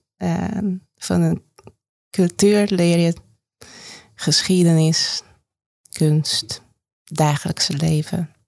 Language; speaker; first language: Dutch; non-native, fluent; Hungarian